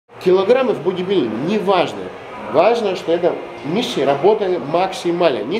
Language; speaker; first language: Russian; non-native, fluent; Greek